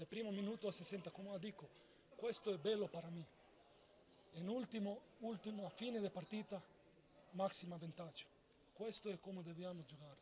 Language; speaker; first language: Italian; non-native, learner; Spanish